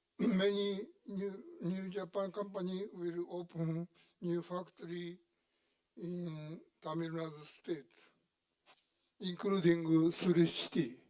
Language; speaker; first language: English; non-native, learner; Japanese